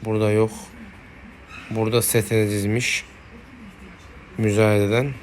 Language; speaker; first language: Turkish; native; Turkish